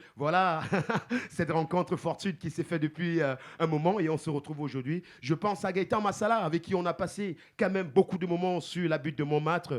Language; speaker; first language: French; native; French